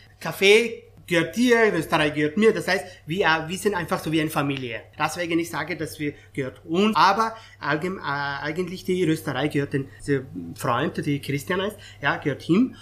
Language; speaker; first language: German; non-native, fluent; Persian